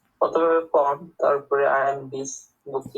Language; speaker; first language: German; non-native, learner; Bangla